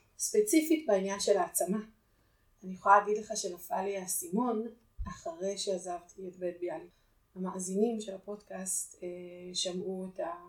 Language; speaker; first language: Hebrew; native; Hebrew